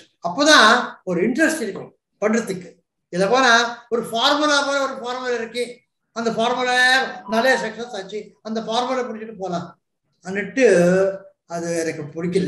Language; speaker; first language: Tamil; non-native, local second language; Telugu